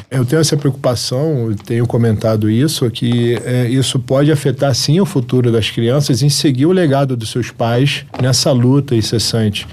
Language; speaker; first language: Portuguese; early bilingual, heritage; Arabic